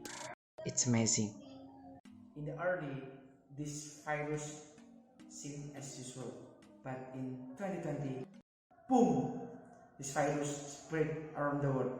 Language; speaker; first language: English; non-native, learner; Indonesian